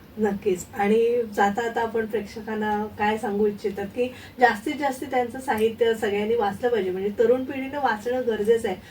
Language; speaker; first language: Marathi; native; Marathi